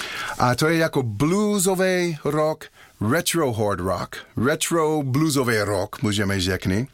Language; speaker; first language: Czech; non-native, learner; English